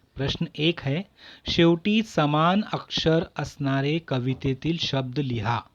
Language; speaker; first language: Marathi; non-native, local second language; Urdu